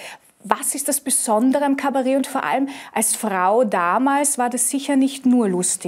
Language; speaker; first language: German; native; German